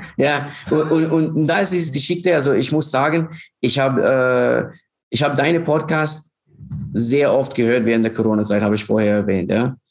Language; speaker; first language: German; non-native, fluent; English